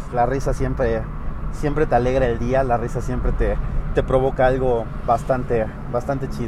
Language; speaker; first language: Spanish; native; Spanish